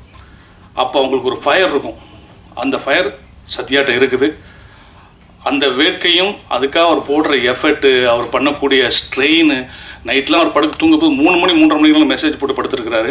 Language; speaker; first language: Tamil; native; Tamil